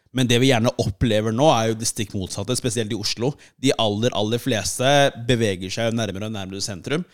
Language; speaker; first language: Norwegian; early bilingual, other home language; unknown